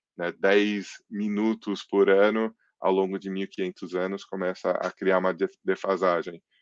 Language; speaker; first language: Portuguese; early bilingual, other home language; English